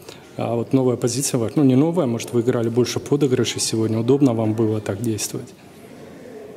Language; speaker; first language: Russian; native; Russian